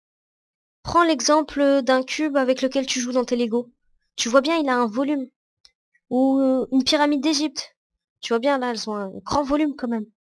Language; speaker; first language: French; native; French